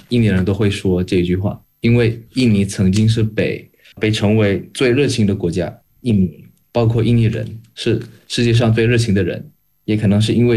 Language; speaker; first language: Chinese; non-native, fluent; Indonesian